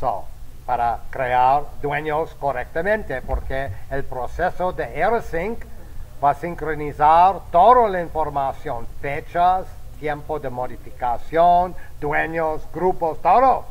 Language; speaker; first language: Spanish; non-native, fluent; English